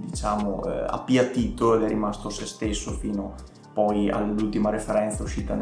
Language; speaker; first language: Italian; native; Italian